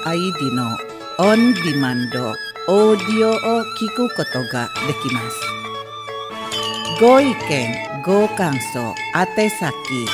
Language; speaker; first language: Japanese; non-native, fluent; Indonesian